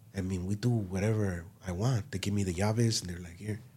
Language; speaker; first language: English; native; English